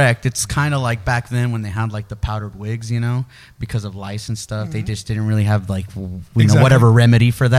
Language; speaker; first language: English; early bilingual, other home language; Spanish